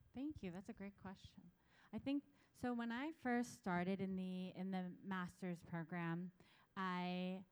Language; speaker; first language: English; early bilingual, other home language; Korean